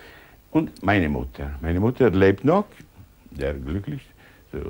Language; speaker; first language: German; non-native, learner; Italian